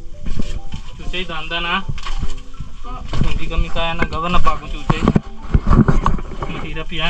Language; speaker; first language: Filipino; non-native, learner; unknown